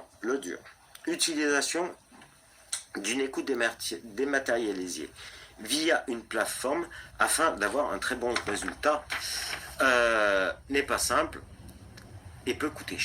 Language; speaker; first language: French; native; French